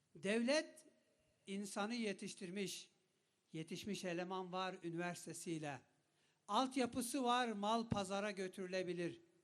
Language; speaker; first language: Turkish; non-native, local second language; Kurdish